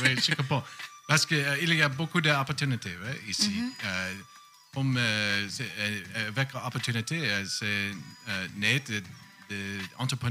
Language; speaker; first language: French; non-native, learner; English